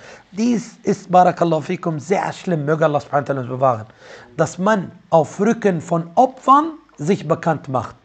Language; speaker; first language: German; non-native, fluent; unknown